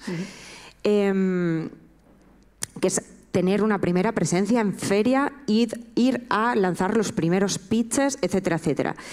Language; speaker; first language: Spanish; native; Spanish